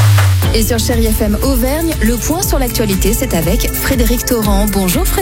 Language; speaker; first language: French; native; French